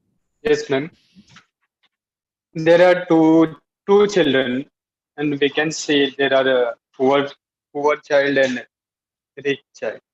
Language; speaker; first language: English; non-native, learner; Hindi